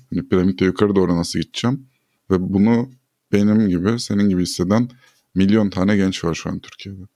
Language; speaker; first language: Turkish; native; Turkish